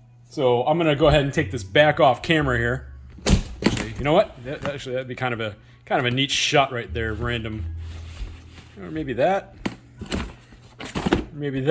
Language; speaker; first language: English; native; English